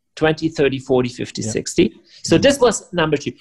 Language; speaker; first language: English; non-native, fluent; German